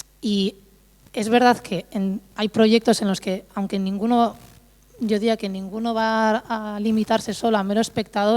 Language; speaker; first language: Spanish; native; Spanish